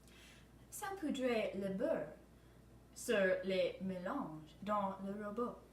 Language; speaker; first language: French; non-native, learner; English